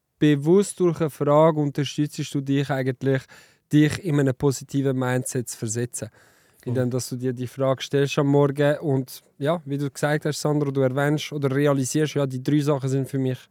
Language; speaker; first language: German; non-native, local second language; French